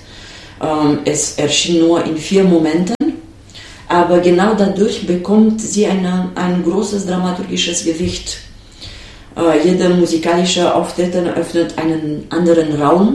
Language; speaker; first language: German; non-native, fluent; Romanian